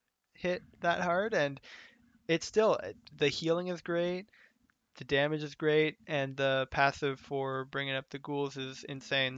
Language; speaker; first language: English; native; English